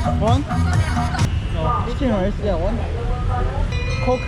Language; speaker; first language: English; non-native, learner; Korean